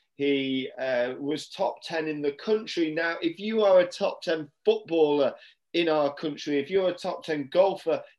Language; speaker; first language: English; native; English